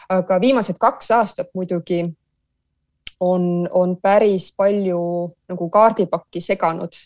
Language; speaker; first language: Estonian; native; Estonian